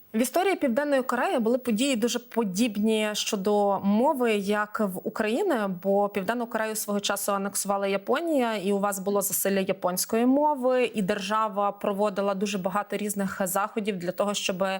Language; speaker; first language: Ukrainian; native; Ukrainian